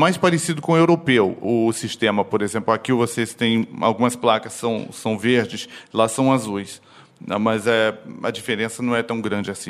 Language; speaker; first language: Portuguese; non-native, fluent; Russian